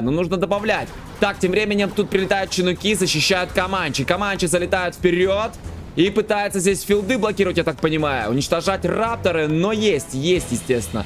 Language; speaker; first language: Russian; native; Russian